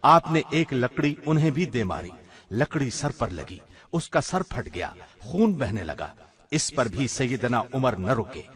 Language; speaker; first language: Urdu; native; Urdu